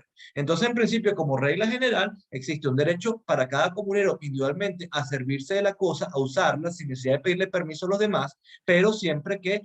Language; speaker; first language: Spanish; native; Spanish